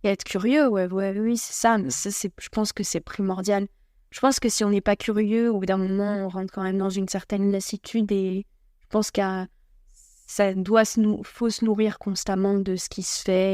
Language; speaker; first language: French; native; French